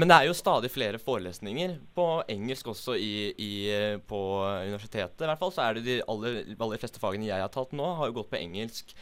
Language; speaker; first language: Norwegian; native; Norwegian